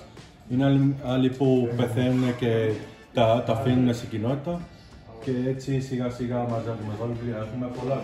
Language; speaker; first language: Greek; early bilingual, heritage; Greek